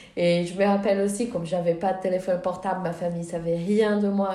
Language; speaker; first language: French; non-native, fluent; Portuguese